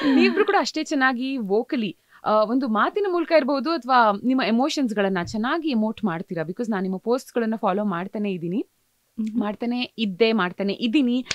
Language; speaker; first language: Kannada; native; Kannada